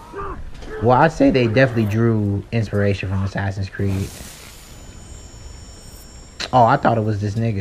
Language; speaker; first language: English; native; English